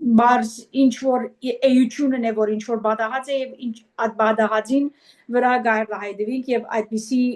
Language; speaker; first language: Armenian; early bilingual, heritage; Armenian